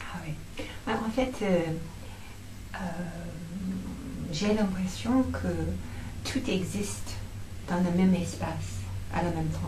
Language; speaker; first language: French; non-native, fluent; English